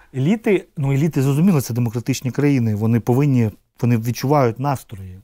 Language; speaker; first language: Ukrainian; non-native, local second language; Russian